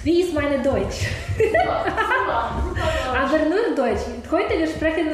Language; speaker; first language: German; non-native, learner; Ukrainian